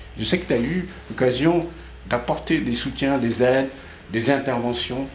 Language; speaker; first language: French; non-native, local second language; Wolof